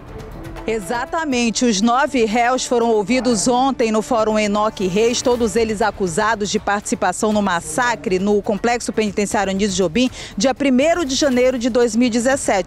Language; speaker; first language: Portuguese; native; Portuguese